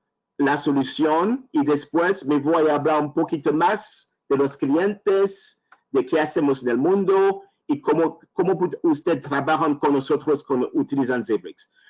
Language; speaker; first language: Spanish; non-native, learner; French